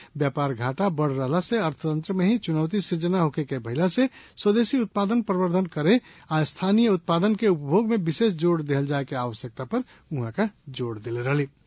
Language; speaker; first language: Bhojpuri; non-native, local second language; Nepali